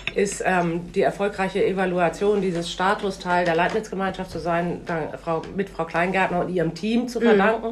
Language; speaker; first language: German; native; German